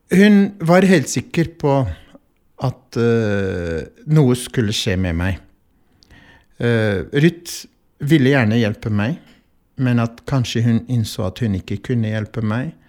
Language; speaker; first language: Norwegian; non-native, fluent; Arabic